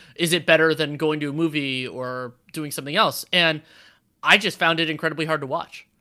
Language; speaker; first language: English; native; English